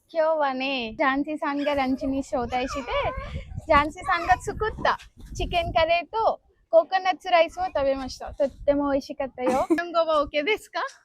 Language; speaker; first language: Japanese; non-native, fluent; Telugu